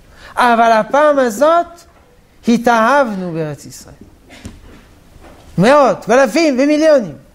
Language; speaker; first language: Hebrew; non-native, fluent; French